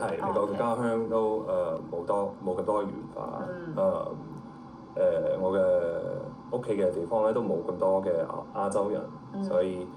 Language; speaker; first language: Cantonese; early bilingual, heritage; Cantonese